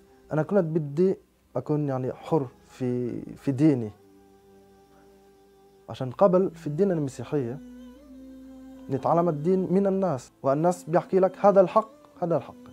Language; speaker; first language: Arabic; non-native, fluent; French